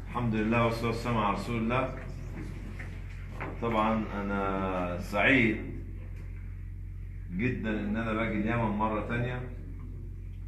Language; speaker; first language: Arabic; native; Arabic